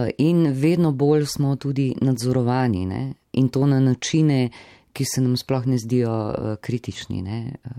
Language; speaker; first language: Slovenian; native; Slovenian